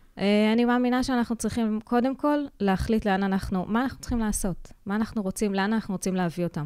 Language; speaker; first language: Hebrew; native; Hebrew